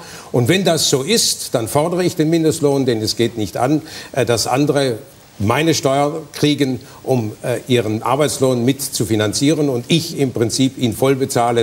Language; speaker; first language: German; native; German